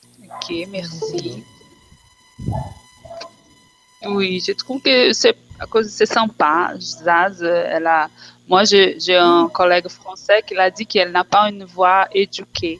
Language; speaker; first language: French; non-native, fluent; Portuguese